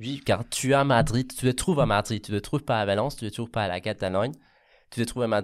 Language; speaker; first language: French; non-native, fluent; Catalan